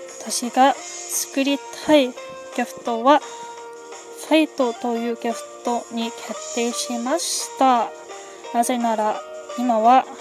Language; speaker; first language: Japanese; non-native, learner; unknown